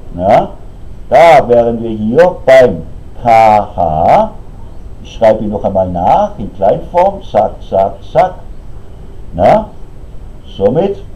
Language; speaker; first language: German; native; German